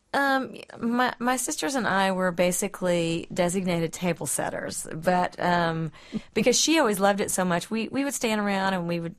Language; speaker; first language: English; native; English